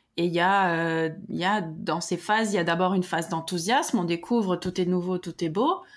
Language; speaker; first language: French; native; French